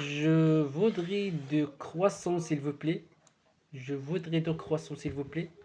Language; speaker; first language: French; non-native, learner; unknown